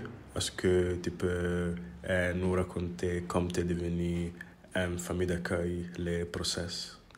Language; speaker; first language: French; non-native, learner; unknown